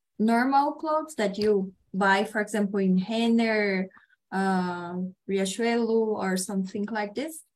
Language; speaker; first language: English; non-native, learner; Portuguese